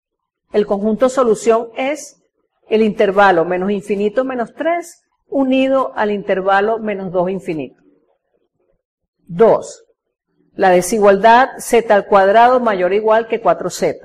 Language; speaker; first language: Spanish; native; Spanish